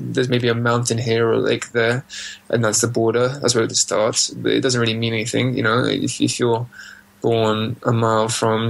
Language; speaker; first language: English; native; English